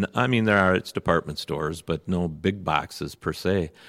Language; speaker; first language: English; native; English